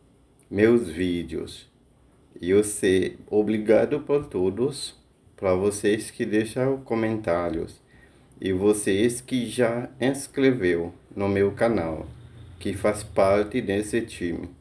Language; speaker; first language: Portuguese; non-native, fluent; Haitian Creole